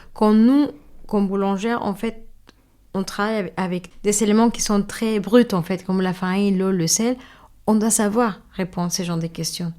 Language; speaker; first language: French; non-native, fluent; Spanish